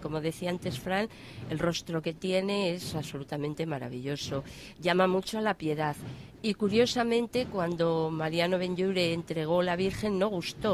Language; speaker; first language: Spanish; native; Spanish